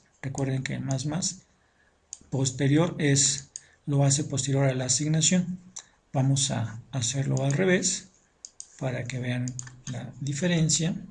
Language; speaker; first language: Spanish; native; Spanish